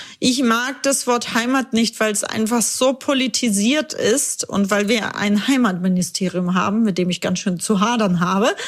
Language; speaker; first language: German; early bilingual, other home language; Russian